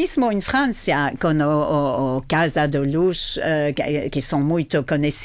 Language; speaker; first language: Portuguese; non-native, fluent; French